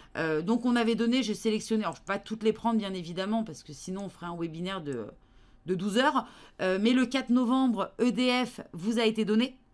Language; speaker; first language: French; native; French